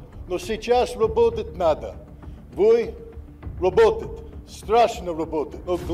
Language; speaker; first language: Russian; non-native, learner; English